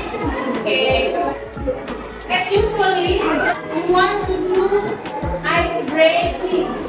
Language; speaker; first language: English; non-native, fluent; Indonesian